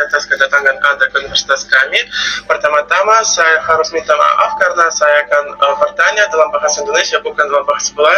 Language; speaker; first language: Indonesian; non-native, fluent; Russian